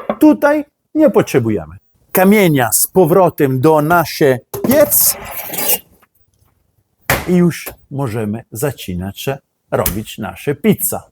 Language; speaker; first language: Polish; non-native, learner; Italian